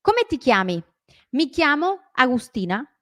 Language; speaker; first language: Italian; non-native, fluent; Spanish